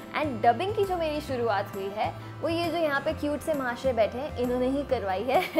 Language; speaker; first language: Hindi; native; Hindi